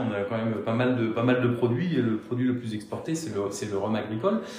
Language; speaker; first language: French; native; French